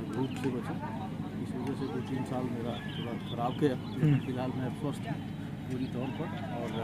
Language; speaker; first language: Hindi; native; Hindi